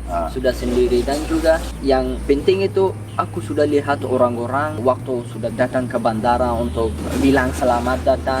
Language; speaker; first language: Indonesian; non-native, learner; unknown